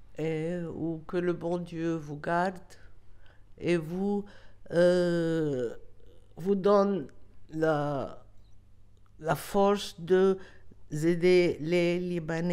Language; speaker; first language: French; non-native, local second language; Arabic